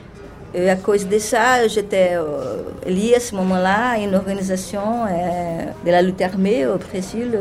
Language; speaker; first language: French; non-native, fluent; Portuguese